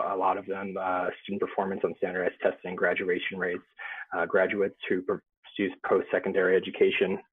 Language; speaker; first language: English; native; English